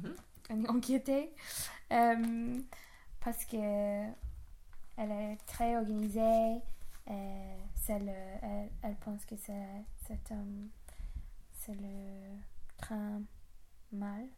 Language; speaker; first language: French; non-native, learner; English